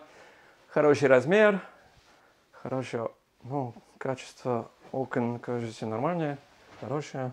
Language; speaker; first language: Russian; non-native, learner; English